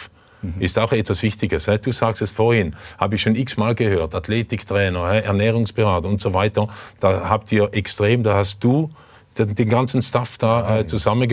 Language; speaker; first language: German; native; German